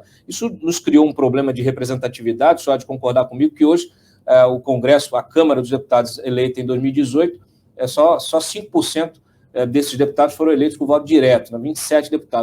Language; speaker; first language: Portuguese; native; Portuguese